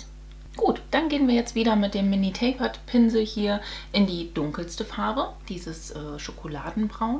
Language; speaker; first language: German; native; German